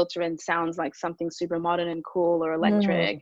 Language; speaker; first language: English; early bilingual, other home language; Japanese